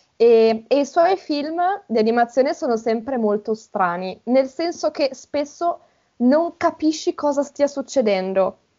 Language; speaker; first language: Italian; native; Italian